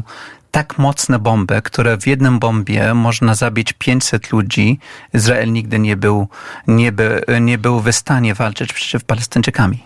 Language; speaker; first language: Polish; non-native, fluent; Arabic